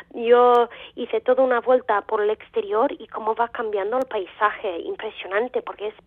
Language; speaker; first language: Spanish; non-native, fluent; English